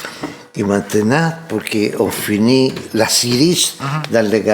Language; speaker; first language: French; non-native, fluent; Spanish